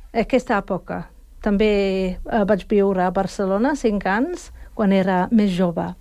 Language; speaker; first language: Catalan; non-native, fluent; English